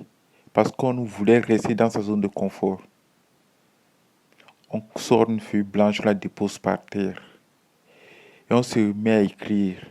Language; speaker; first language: French; native; French